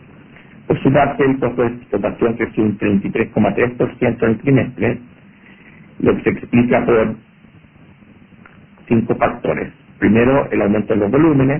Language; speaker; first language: Spanish; native; Spanish